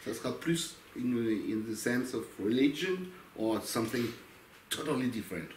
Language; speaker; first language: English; non-native, learner; French